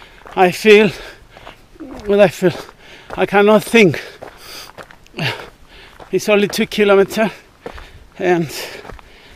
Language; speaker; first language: English; non-native, learner; Greek